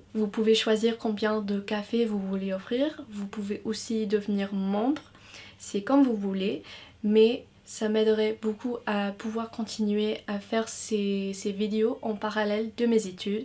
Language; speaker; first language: French; non-native, fluent; English